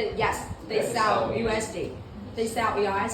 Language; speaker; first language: English; non-native, fluent; Vietnamese